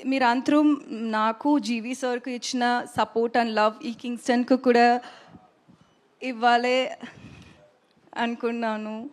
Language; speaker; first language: Telugu; non-native, learner; Tamil